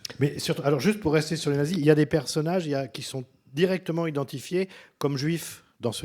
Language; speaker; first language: French; native; French